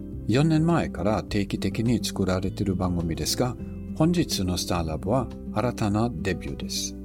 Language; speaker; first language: Japanese; non-native, fluent; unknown